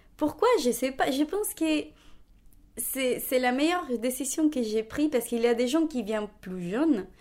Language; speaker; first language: French; non-native, fluent; Spanish